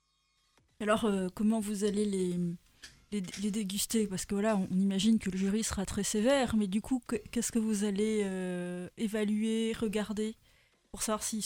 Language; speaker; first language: French; native; French